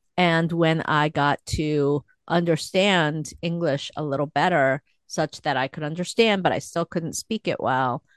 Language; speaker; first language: English; early bilingual, other home language; Korean